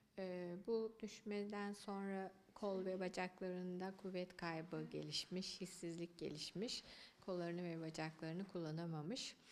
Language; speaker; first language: Turkish; native; Turkish